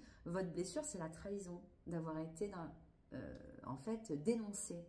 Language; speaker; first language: French; native; French